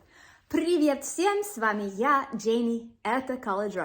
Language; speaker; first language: Russian; non-native, fluent; English